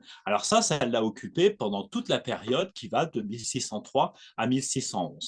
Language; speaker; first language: French; native; French